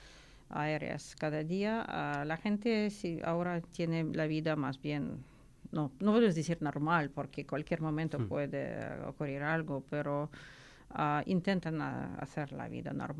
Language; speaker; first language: Spanish; non-native, learner; Ukrainian